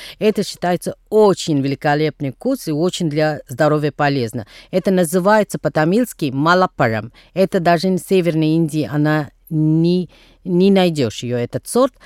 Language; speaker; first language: Russian; non-native, fluent; Tamil